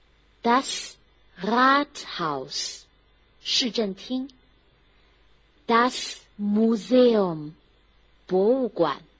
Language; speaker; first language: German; non-native, fluent; Chinese